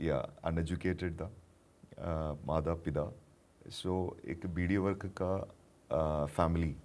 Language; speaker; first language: Hindi; non-native, local second language; Malayalam